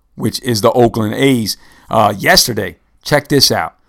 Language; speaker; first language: English; native; English